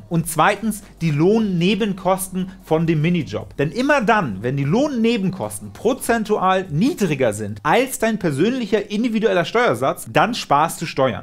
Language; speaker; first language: German; native; German